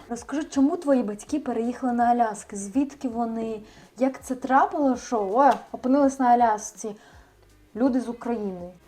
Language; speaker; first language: Ukrainian; native; Ukrainian